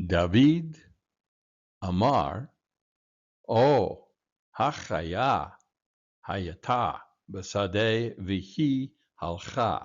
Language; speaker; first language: Hebrew; non-native, fluent; English